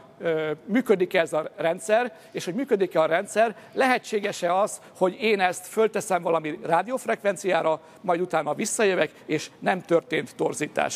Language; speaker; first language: Hungarian; native; Hungarian